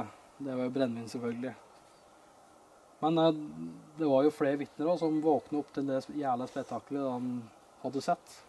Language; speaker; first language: Norwegian; native; Norwegian